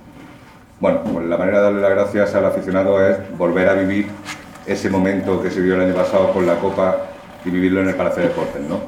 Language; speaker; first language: Spanish; native; Spanish